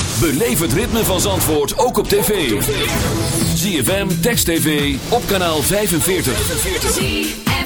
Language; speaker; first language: Dutch; native; Dutch